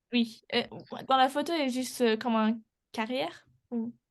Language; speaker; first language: French; non-native, learner; English